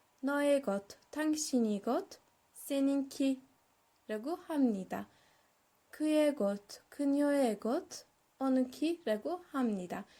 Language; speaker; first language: Korean; non-native, learner; Turkish